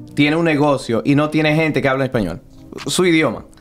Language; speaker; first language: Spanish; early bilingual, heritage; Spanish